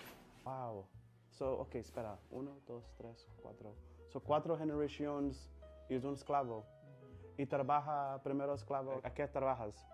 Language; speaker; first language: Spanish; non-native, learner; English